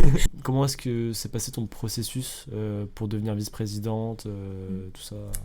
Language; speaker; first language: French; native; French